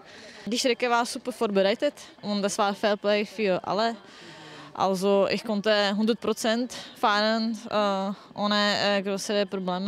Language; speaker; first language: German; non-native, fluent; Czech